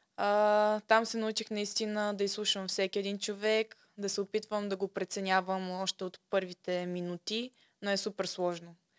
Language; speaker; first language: Bulgarian; early bilingual, other home language; Russian